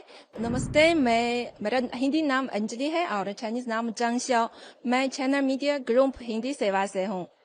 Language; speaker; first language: Hindi; non-native, fluent; Chinese